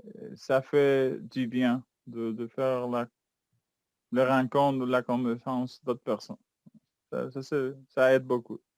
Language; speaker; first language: French; non-native, fluent; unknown